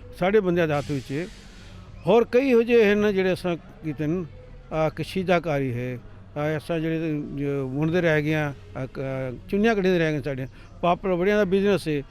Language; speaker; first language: Punjabi; non-native, local second language; Saraiki